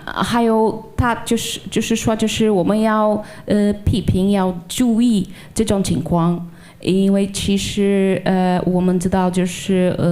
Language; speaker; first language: Chinese; non-native, fluent; Portuguese